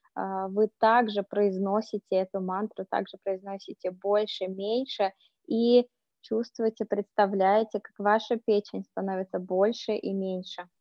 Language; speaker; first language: Russian; native; Russian